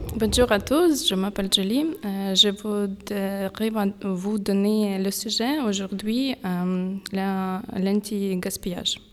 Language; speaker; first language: French; non-native, learner; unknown